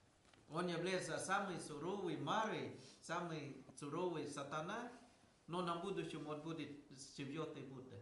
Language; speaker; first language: Russian; non-native, learner; Thai